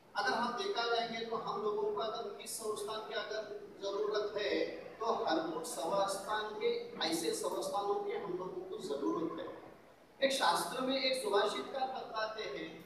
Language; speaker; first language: Hindi; non-native, local second language; Marathi